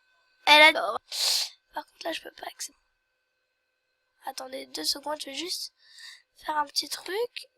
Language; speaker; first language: French; native; French